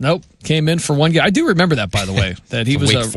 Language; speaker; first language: English; native; English